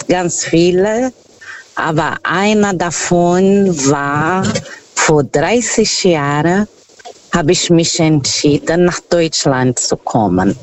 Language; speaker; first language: German; non-native, fluent; Portuguese